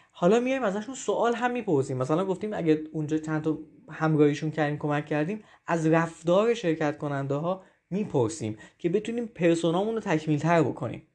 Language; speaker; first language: Persian; native; Persian